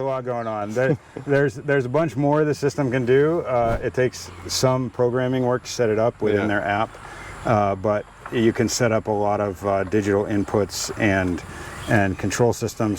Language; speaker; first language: English; native; English